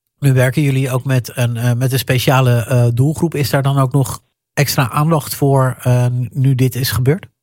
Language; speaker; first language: Dutch; native; Dutch